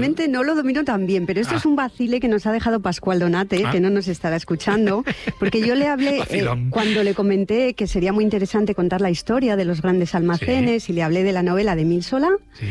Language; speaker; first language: Spanish; native; Spanish